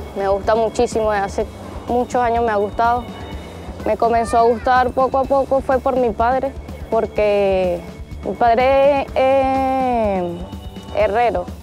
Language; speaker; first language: Spanish; native; Spanish